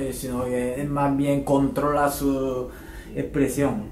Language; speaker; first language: Spanish; non-native, fluent; Japanese